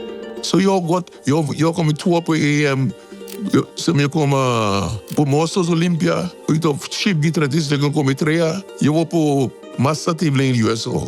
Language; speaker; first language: Swedish; non-native, fluent; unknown